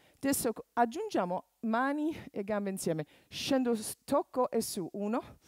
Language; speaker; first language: Italian; non-native, fluent; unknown